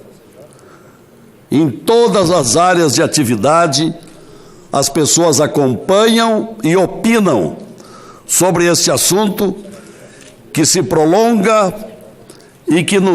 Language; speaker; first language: Portuguese; native; Portuguese